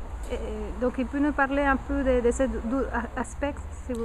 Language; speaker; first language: French; non-native, fluent; Spanish